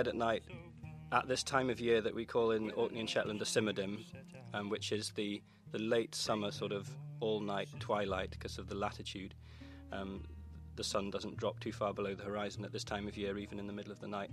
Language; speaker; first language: English; native; English